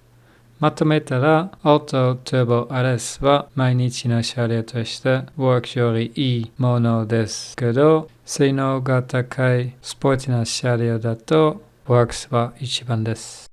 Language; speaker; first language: Japanese; non-native, learner; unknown